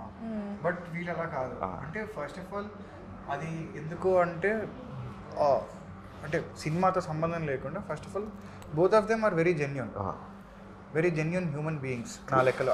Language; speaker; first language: Telugu; native; Telugu